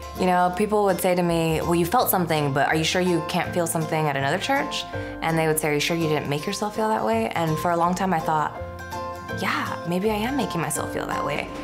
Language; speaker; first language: English; native; English